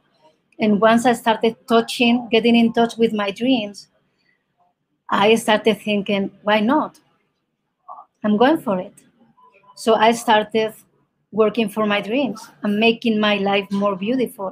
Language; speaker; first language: English; non-native, fluent; Spanish